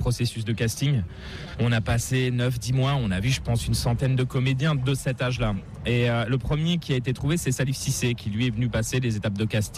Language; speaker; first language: French; native; French